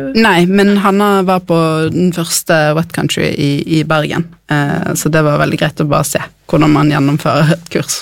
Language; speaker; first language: Norwegian; native; Norwegian